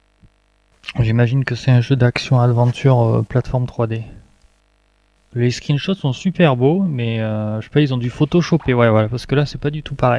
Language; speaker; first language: French; native; French